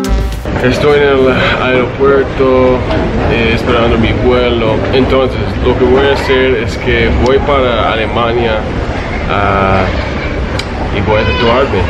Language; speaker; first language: Spanish; non-native, fluent; English